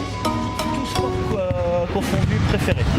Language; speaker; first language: French; native; French